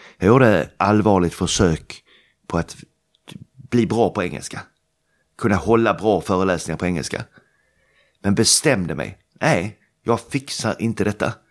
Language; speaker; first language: Swedish; native; Swedish